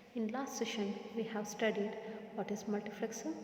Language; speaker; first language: English; non-native, local second language; Kannada